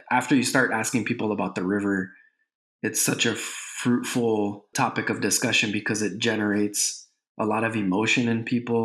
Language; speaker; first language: English; native; English